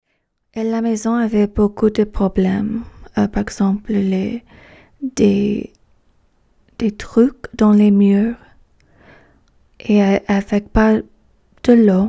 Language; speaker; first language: French; non-native, fluent; English